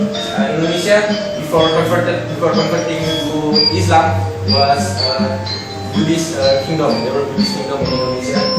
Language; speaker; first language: English; non-native, local second language; Indonesian